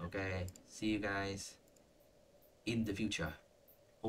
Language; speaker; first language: English; non-native, fluent; Vietnamese